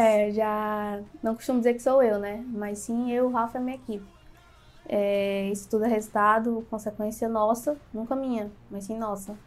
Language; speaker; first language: Portuguese; native; Portuguese